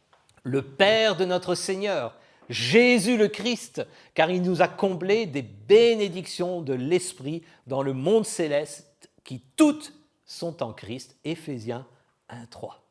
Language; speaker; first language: French; native; French